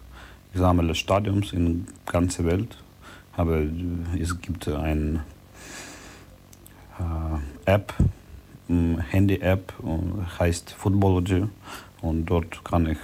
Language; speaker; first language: German; non-native, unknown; Russian